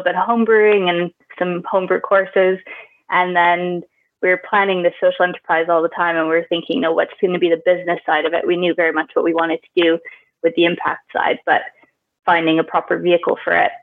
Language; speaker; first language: English; native; English